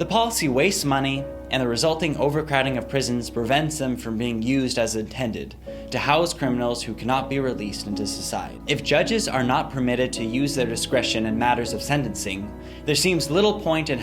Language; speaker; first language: English; native; English